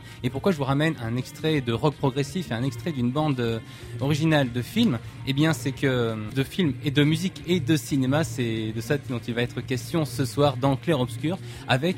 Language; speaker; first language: French; native; French